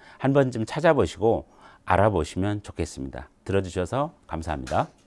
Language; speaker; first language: Korean; native; Korean